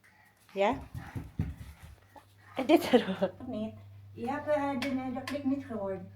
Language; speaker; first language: Dutch; non-native, learner; Filipino